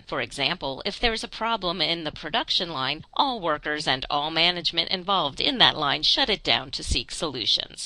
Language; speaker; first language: English; native; English